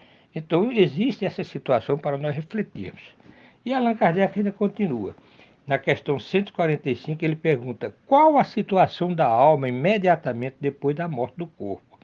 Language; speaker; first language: Portuguese; native; Portuguese